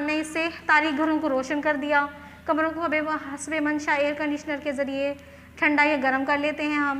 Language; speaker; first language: Hindi; non-native, local second language; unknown